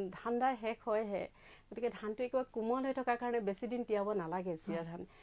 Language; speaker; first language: Assamese; native; Assamese